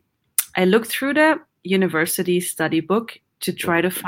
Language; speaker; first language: English; non-native, fluent; German